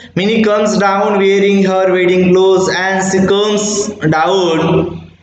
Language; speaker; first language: English; non-native, local second language; Marathi